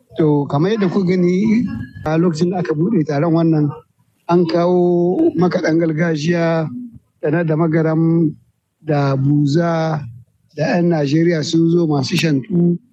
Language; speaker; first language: Hausa; native; Hausa